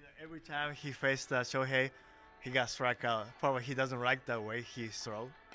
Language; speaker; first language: English; non-native, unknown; Japanese